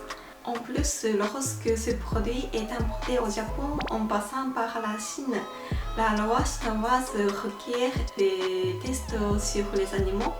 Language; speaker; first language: French; non-native, fluent; Japanese